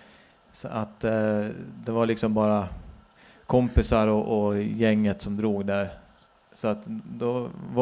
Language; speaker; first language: Swedish; native; Swedish